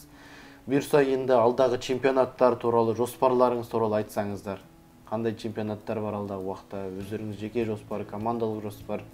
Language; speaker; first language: Kazakh; native; Kazakh